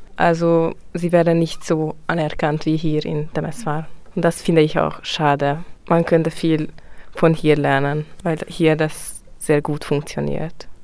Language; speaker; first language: German; non-native, fluent; Hungarian